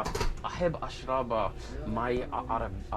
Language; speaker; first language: Arabic; non-native, learner; English